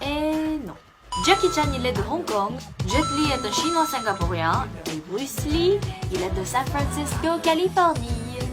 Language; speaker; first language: French; non-native, fluent; Korean